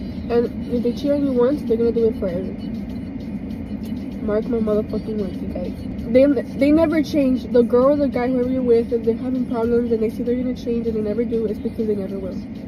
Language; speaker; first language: English; early bilingual, other home language; Spanish